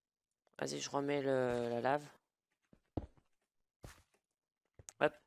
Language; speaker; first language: French; native; French